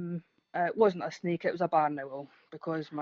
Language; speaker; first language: English; native; English